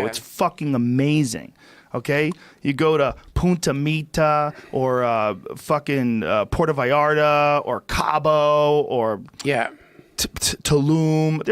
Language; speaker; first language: English; native; English